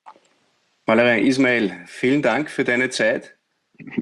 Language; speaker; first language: German; native; German